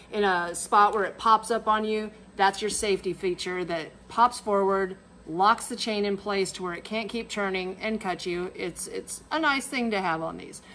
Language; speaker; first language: English; native; English